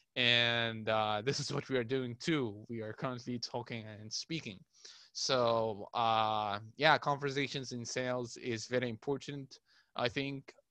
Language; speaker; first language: English; non-native, fluent; Arabic